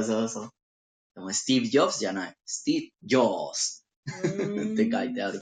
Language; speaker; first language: Japanese; non-native, learner; Spanish